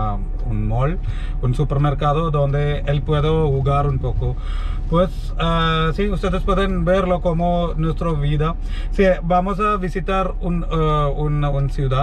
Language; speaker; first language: Spanish; non-native, learner; Malayalam